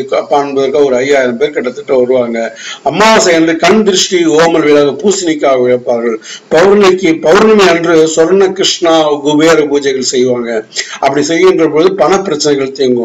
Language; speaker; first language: Tamil; native; Tamil